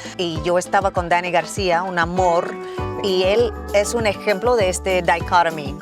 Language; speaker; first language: Spanish; non-native, fluent; English